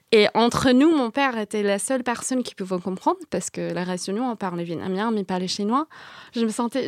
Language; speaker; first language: French; non-native, fluent; English